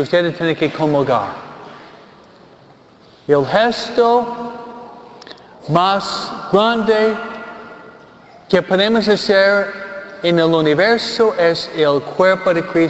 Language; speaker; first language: Spanish; non-native, fluent; English